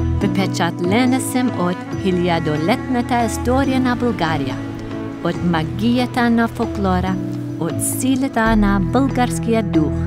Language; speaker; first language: Bulgarian; non-native, learner; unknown